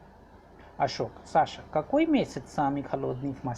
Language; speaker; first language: Russian; non-native, fluent; Hindi